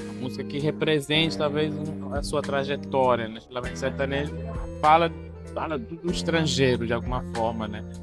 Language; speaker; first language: Portuguese; non-native, local second language; Kabuverdianu